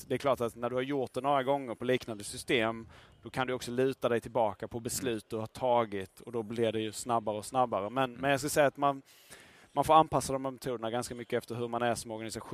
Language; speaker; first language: Swedish; native; Swedish